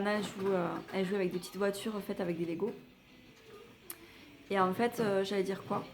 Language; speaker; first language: French; native; French